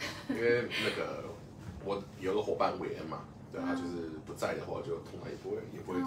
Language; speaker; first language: Chinese; native; Chinese